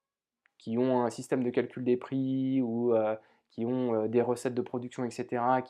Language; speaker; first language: French; native; French